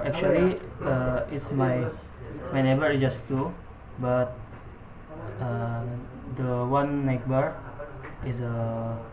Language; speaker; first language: English; non-native, learner; Indonesian